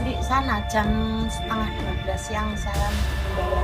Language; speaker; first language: Indonesian; non-native, local second language; Javanese